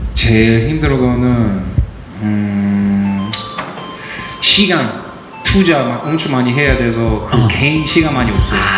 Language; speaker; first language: Korean; non-native, fluent; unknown